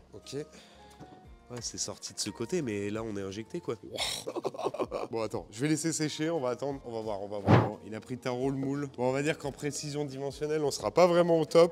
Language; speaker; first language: French; native; French